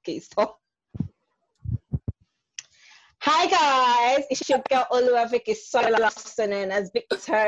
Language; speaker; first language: English; non-native, local second language; Yoruba